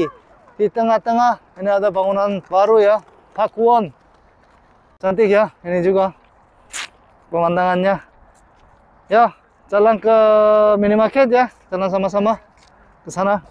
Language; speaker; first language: Indonesian; non-native, fluent; Korean